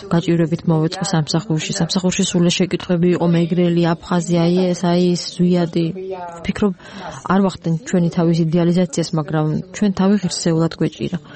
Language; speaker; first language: Georgian; non-native, local second language; Abkhazian